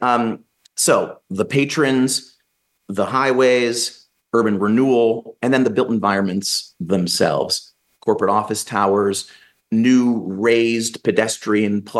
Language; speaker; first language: English; native; English